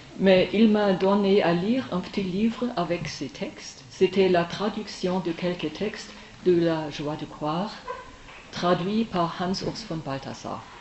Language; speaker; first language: French; non-native, fluent; German